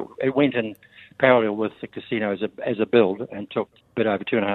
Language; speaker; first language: English; native; English